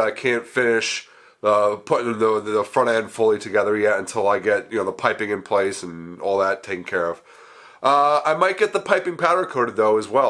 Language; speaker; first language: English; native; English